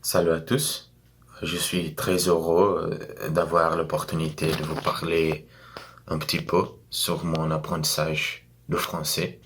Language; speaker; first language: French; non-native, learner; Portuguese